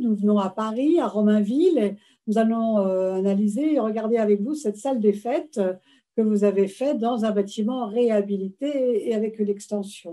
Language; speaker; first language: French; native; French